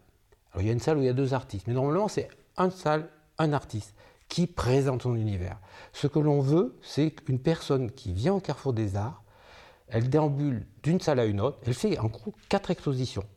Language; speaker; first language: French; native; French